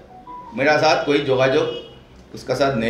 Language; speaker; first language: Hindi; non-native, local second language; Bangla